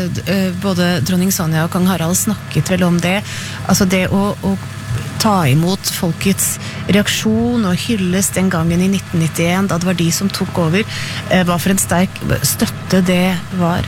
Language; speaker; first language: Norwegian; native; Norwegian